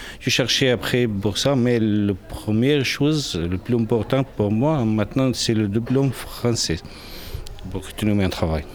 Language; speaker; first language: French; non-native, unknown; Arabic